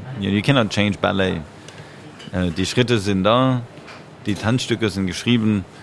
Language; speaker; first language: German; non-native, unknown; French